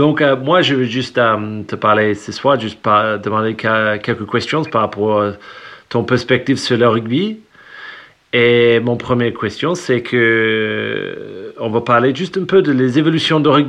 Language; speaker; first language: French; non-native, fluent; English